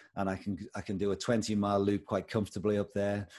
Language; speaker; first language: English; native; English